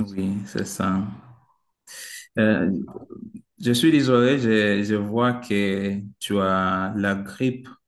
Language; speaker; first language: French; non-native, learner; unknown